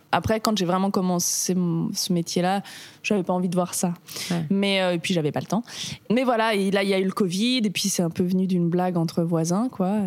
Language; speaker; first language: French; native; French